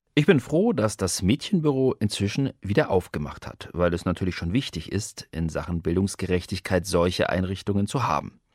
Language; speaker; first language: German; native; German